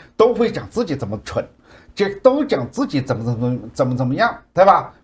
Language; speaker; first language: Chinese; native; Chinese